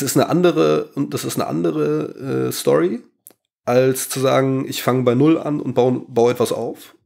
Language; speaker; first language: German; native; German